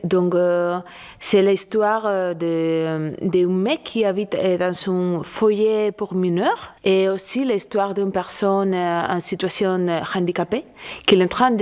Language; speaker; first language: French; non-native, learner; Spanish